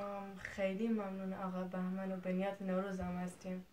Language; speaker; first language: Persian; non-native, fluent; Kurdish